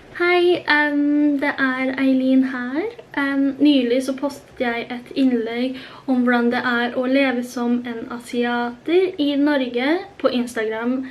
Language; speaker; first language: Norwegian; early bilingual, other home language; Korean